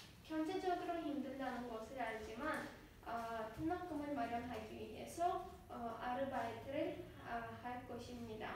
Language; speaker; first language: Korean; non-native, learner; Azerbaijani